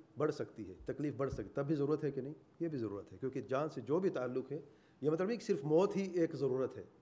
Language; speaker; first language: Urdu; native; Urdu